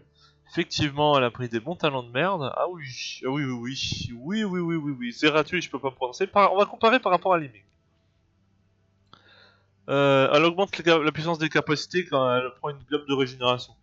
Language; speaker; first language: French; native; French